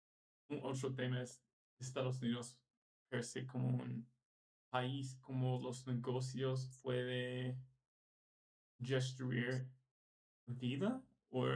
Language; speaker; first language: Spanish; non-native, learner; English